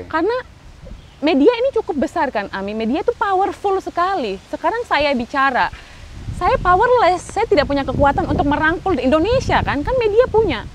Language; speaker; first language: Indonesian; native; Indonesian